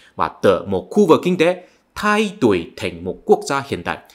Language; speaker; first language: Vietnamese; non-native, fluent; Malay